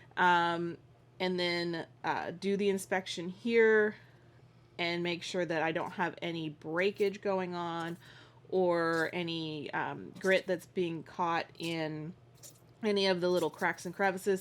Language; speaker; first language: English; native; English